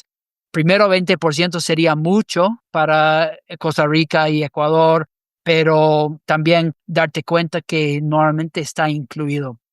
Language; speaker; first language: Spanish; non-native, fluent; English